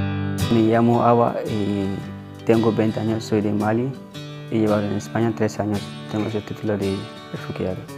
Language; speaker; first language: Spanish; non-native, learner; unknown